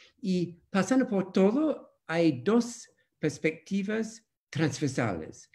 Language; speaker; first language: Spanish; non-native, fluent; English